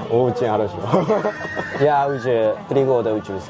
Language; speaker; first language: Russian; non-native, learner; Japanese